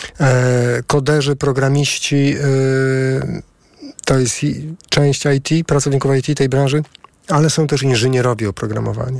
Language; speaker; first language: Polish; native; Polish